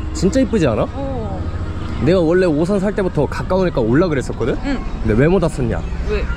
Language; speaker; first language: Korean; native; Korean